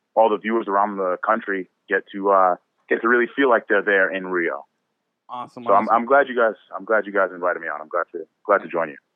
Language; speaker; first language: English; native; English